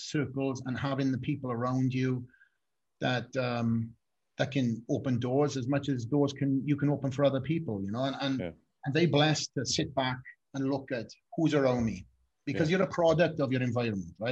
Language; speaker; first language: English; native; English